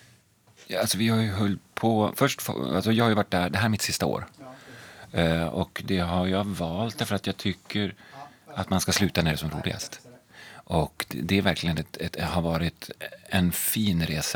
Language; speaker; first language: Swedish; native; Swedish